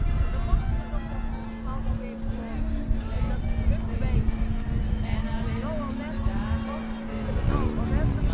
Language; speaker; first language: Dutch; native; Dutch